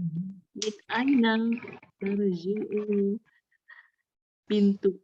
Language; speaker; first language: Arabic; non-native, learner; Indonesian